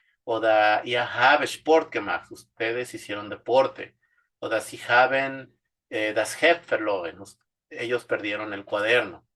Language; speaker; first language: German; non-native, fluent; Spanish